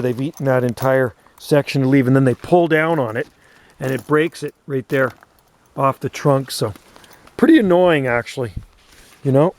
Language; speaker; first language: English; native; English